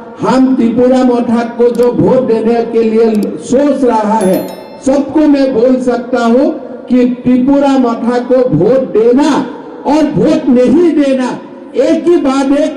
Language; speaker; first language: Hindi; non-native, local second language; Assamese